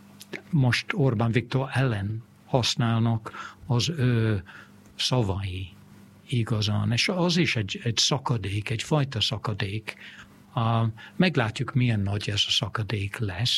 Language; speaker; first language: Hungarian; non-native, fluent; English